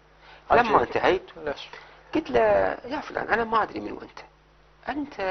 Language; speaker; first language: Arabic; native; Arabic